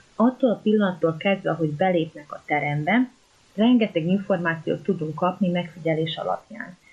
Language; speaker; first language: Hungarian; native; Hungarian